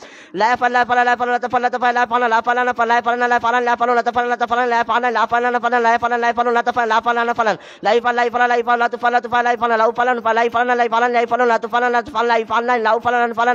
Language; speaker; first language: Arabic; non-native, learner; Bangla